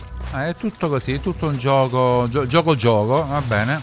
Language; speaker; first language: Italian; native; Italian